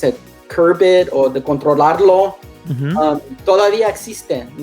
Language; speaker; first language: Spanish; early bilingual, heritage; Spanish